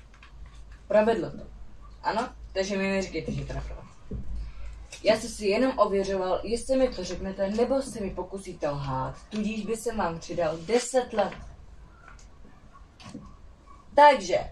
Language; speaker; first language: Czech; native; Czech